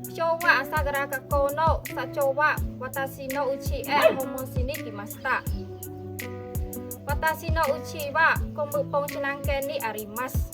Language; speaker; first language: Japanese; non-native, learner; Khmer